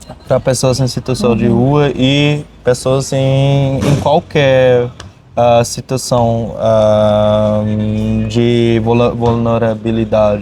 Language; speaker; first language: Portuguese; non-native, fluent; German